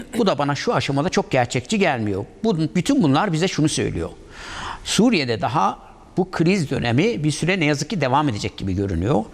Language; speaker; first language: Turkish; native; Turkish